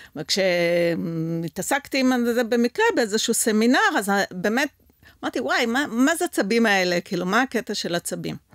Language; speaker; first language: Hebrew; early bilingual, other home language; French